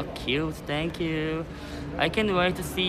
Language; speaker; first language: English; non-native, learner; Korean